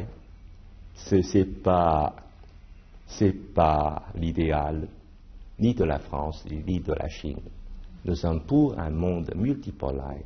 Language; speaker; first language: French; non-native, fluent; Chinese